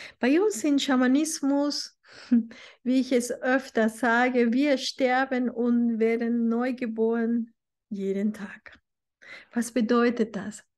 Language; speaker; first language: German; non-native, fluent; Spanish